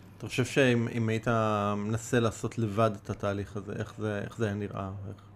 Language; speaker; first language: Hebrew; native; Hebrew